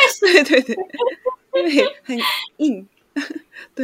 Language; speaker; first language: Chinese; non-native, learner; Japanese